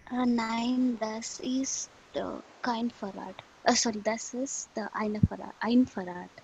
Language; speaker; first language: German; non-native, learner; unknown